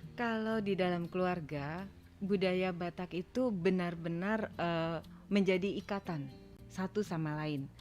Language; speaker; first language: Indonesian; native; Indonesian